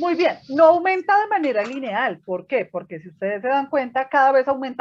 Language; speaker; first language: Spanish; native; Spanish